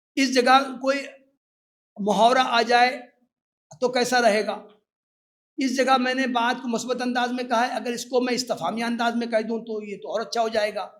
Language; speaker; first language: Urdu; native; Urdu